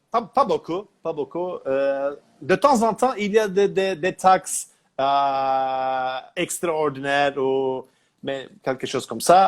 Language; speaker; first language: French; non-native, learner; Turkish